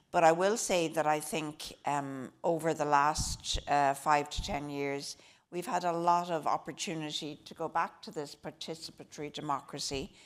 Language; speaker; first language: English; native; English